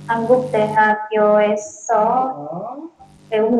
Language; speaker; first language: Korean; non-native, learner; Indonesian